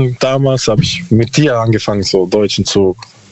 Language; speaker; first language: German; non-native, learner; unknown